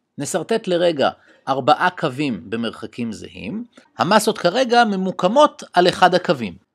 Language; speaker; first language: Hebrew; native; Hebrew